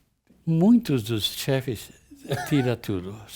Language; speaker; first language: Portuguese; non-native, fluent; English